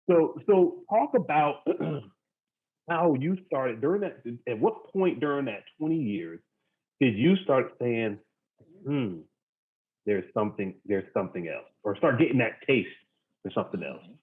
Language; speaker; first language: English; native; English